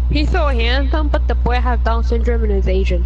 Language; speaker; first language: English; native; English